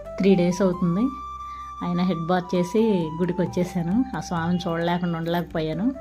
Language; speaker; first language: Telugu; native; Telugu